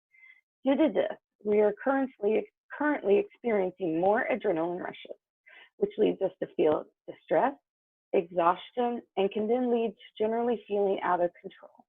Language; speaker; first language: English; native; English